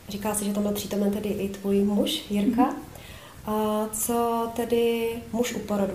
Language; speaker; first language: Czech; native; Czech